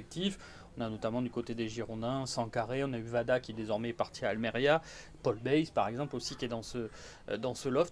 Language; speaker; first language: French; native; French